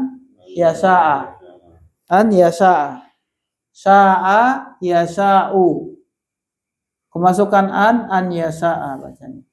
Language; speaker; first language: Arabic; non-native, fluent; Indonesian